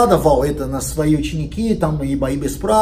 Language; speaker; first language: Russian; non-native, learner; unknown